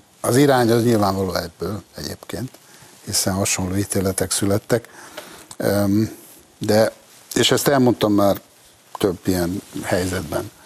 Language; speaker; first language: Hungarian; native; Hungarian